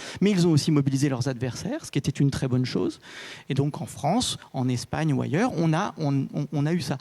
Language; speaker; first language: French; native; French